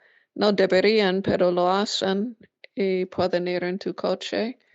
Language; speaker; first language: Spanish; non-native, fluent; English